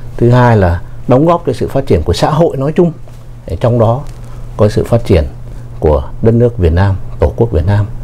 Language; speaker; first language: Vietnamese; native; Vietnamese